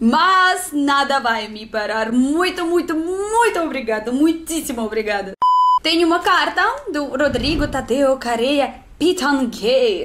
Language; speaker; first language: Portuguese; non-native, learner; Russian